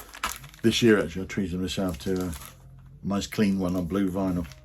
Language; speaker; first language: English; native; English